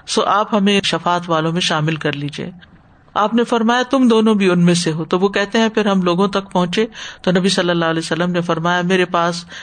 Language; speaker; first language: Urdu; native; Urdu